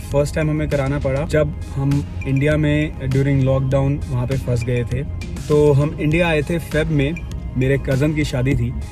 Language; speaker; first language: Hindi; native; Hindi